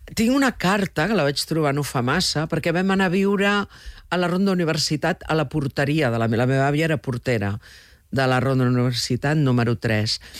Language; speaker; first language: Catalan; early bilingual, heritage; Catalan